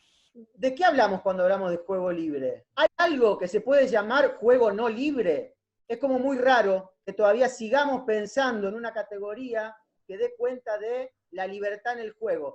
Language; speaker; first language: Spanish; native; Spanish